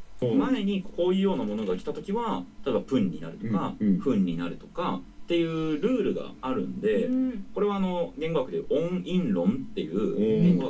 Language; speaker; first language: Japanese; native; Japanese